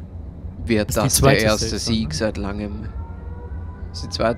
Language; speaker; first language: German; native; German